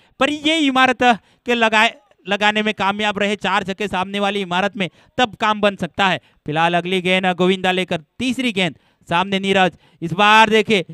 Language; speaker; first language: Hindi; non-native, local second language; Gujarati